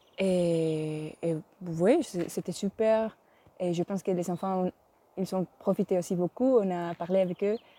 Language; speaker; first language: French; non-native, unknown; Spanish